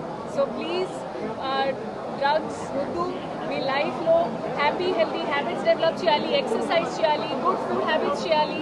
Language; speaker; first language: Telugu; non-native, fluent; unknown